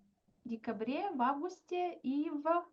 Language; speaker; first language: Russian; non-native, fluent; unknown